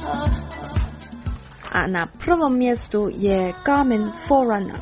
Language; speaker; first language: Croatian; native; Croatian